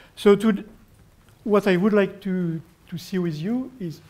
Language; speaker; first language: English; non-native, fluent; French